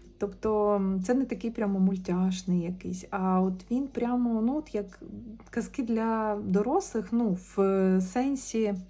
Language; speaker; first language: Ukrainian; native; Ukrainian